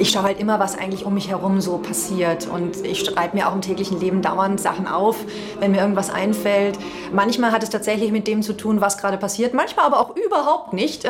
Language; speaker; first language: German; native; German